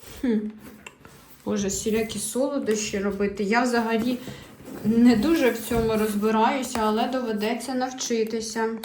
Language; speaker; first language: Ukrainian; native; Ukrainian